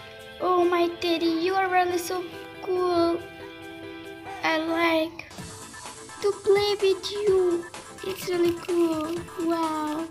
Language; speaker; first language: English; non-native, learner; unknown